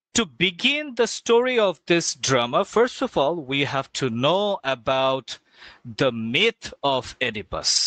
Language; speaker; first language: English; non-native, local second language; Bangla